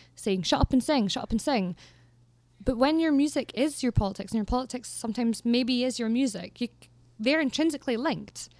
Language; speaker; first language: English; native; English